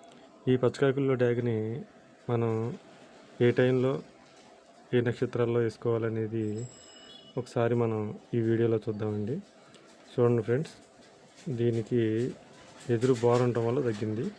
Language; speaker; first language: Telugu; native; Telugu